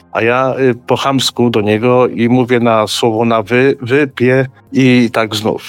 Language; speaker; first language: Polish; early bilingual, heritage; Polish